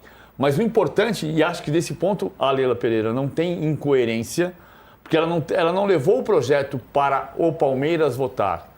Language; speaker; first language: Portuguese; native; Portuguese